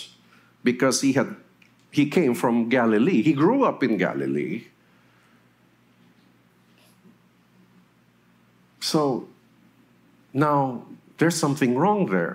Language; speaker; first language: English; non-native, local second language; Filipino